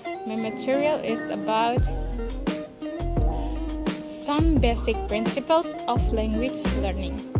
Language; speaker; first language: English; non-native, learner; Indonesian